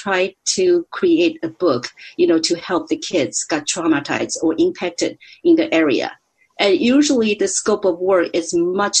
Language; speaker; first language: English; non-native, fluent; Chinese